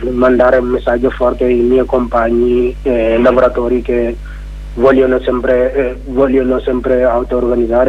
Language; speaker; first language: Italian; non-native, learner; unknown